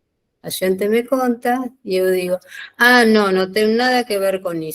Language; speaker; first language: Portuguese; non-native, learner; Spanish